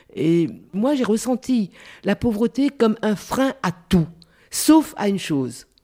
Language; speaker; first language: French; non-native, local second language; Réunion Creole French